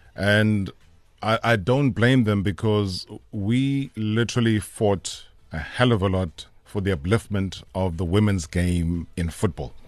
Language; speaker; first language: English; non-native, local second language; Zulu